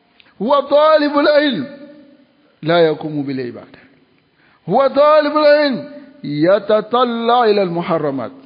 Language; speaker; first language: Arabic; non-native, fluent; French